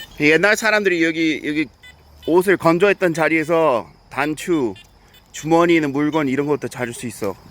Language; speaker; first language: Korean; non-native, fluent; English